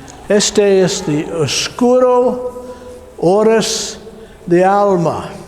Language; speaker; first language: Spanish; non-native, learner; English